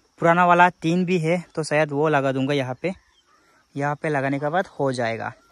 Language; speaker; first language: Hindi; non-native, local second language; Garo